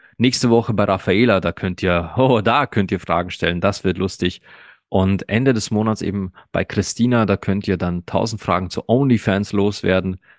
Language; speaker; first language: German; early bilingual, other home language; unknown